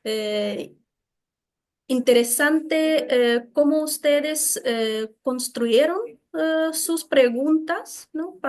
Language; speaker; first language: Spanish; non-native, fluent; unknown